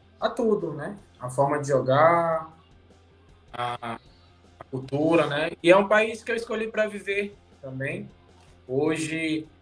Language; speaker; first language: Portuguese; native; Portuguese